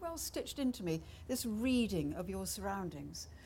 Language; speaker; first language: English; native; English